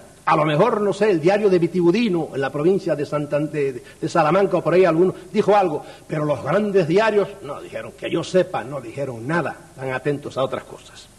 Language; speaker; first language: Spanish; native; Spanish